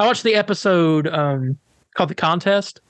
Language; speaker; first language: English; native; English